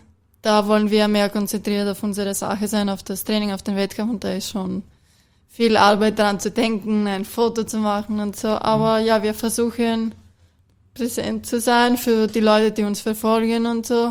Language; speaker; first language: German; non-native, fluent; Greek